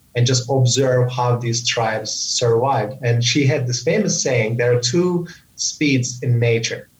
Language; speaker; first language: English; non-native, fluent; Turkish